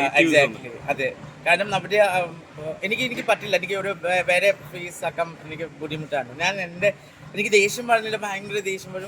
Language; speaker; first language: Malayalam; non-native, learner; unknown